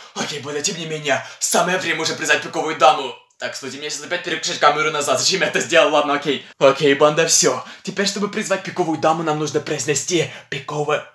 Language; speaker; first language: Russian; non-native, local second language; Ukrainian